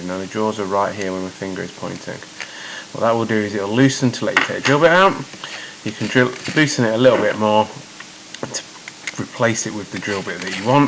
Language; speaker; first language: English; native; English